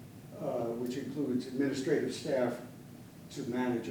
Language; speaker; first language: English; native; English